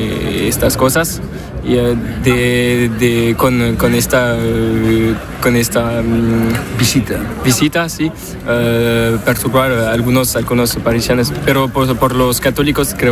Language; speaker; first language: Spanish; non-native, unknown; French